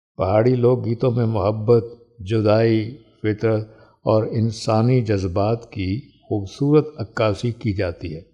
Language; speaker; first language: Urdu; non-native, local second language; Pahari-Potwari